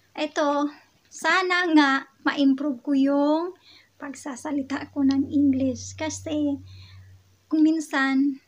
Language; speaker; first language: Filipino; non-native, local second language; Hiligaynon